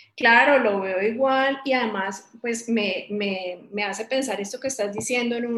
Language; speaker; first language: Spanish; native; Spanish